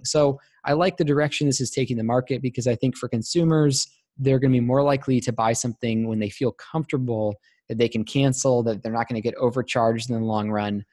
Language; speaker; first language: English; native; English